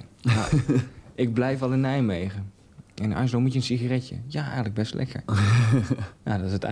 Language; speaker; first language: Dutch; native; Dutch